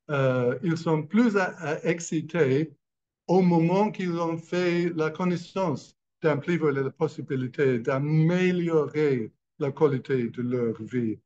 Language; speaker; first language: French; non-native, fluent; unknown